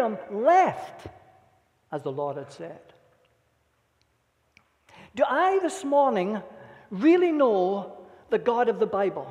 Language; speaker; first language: English; native; English